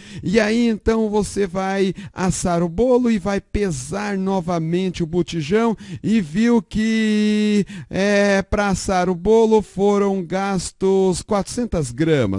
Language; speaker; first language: Portuguese; native; Portuguese